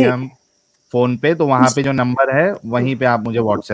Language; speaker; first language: Hindi; native; Hindi